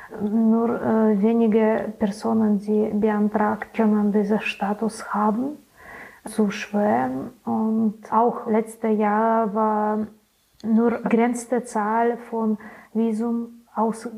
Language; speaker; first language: German; non-native, learner; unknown